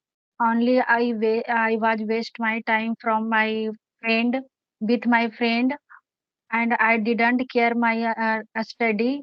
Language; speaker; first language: English; non-native, learner; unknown